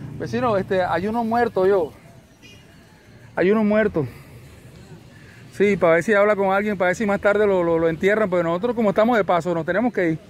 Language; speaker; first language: Spanish; native; Spanish